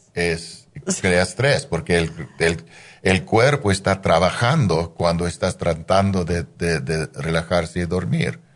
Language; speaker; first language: Spanish; non-native, fluent; English